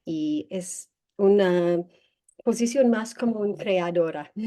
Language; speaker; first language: Spanish; non-native, learner; English